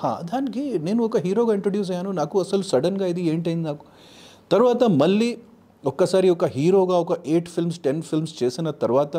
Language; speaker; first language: Telugu; non-native, fluent; Hindi